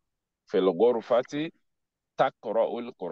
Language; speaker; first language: Arabic; non-native, learner; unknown